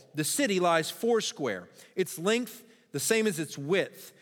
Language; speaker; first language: English; native; English